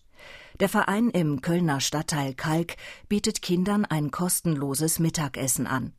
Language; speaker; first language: German; native; German